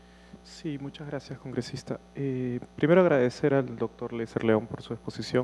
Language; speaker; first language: Spanish; native; Spanish